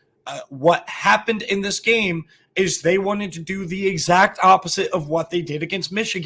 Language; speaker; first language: English; native; English